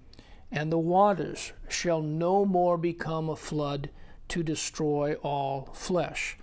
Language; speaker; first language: English; native; English